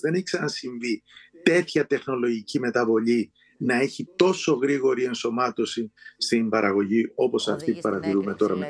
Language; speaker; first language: Greek; native; Greek